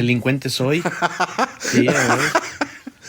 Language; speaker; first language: Spanish; native; Spanish